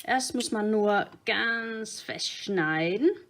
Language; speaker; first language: German; non-native, fluent; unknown